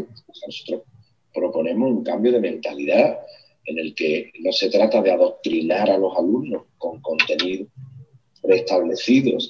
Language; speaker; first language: Spanish; native; Spanish